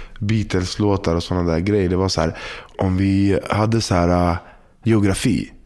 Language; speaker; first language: Swedish; early bilingual, other home language; Spanish